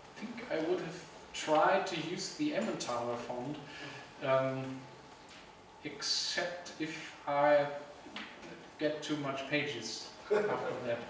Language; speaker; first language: English; non-native, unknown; German